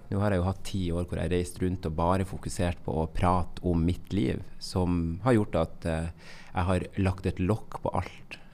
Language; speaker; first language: Norwegian; native; Norwegian